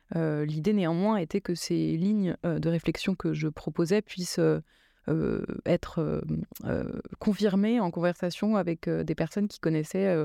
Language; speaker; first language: French; native; French